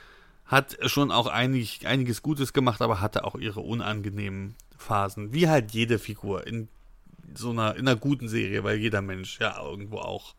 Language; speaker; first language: German; native; German